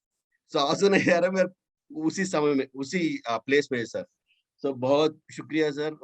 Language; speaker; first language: Hindi; non-native, local second language; Telugu